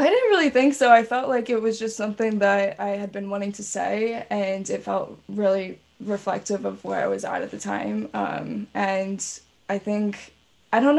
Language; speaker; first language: English; native; English